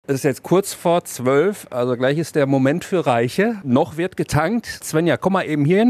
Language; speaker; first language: German; native; German